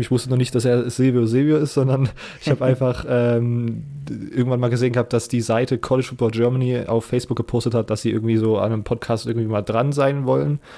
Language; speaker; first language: German; native; German